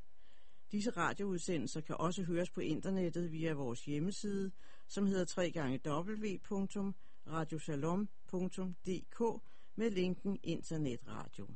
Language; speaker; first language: Danish; native; Danish